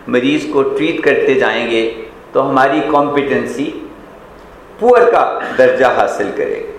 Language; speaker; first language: Urdu; non-native, local second language; Punjabi